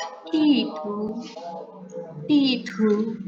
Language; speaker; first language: Chinese; non-native, learner; Indonesian